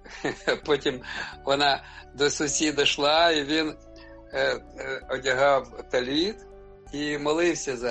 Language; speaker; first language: Ukrainian; non-native, local second language; Russian